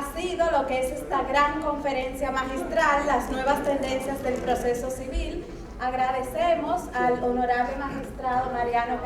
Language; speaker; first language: Spanish; native; Spanish